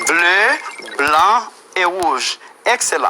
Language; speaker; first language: French; non-native, fluent; Spanish